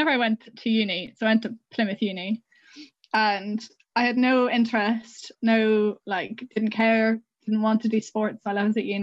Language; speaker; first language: English; native; English